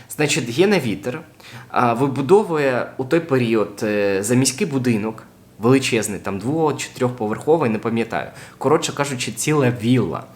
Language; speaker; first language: Ukrainian; non-native, local second language; Russian